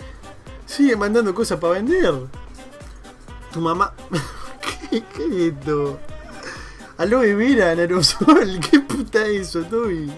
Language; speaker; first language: Spanish; native; Spanish